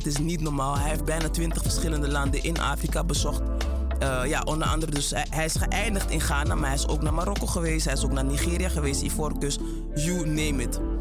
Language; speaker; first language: Dutch; early bilingual, other home language; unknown